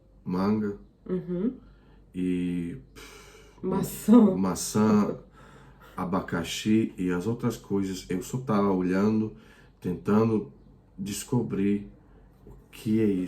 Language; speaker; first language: Portuguese; non-native, fluent; Croatian